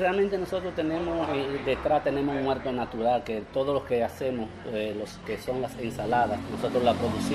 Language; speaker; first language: Spanish; native; Spanish